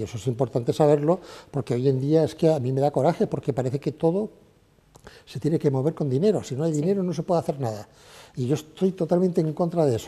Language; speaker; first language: Spanish; native; Spanish